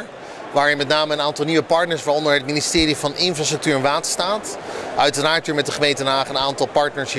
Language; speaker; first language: Dutch; native; Dutch